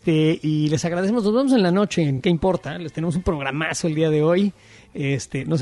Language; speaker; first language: Spanish; native; Spanish